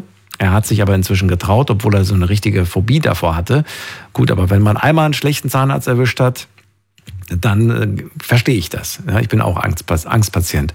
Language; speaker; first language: German; native; German